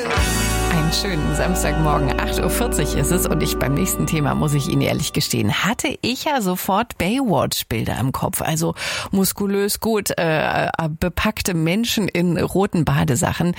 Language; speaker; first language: German; native; German